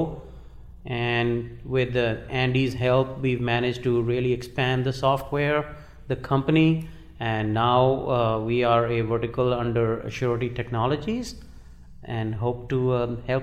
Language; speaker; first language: English; non-native, local second language; Hindi